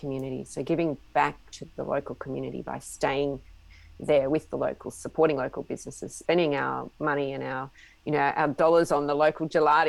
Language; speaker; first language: English; native; English